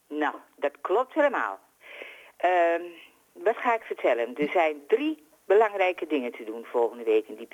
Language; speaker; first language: Dutch; native; Dutch